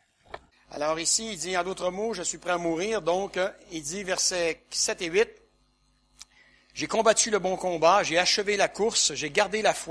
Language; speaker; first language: French; native; French